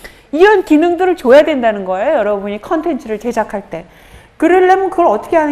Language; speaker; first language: Korean; native; Korean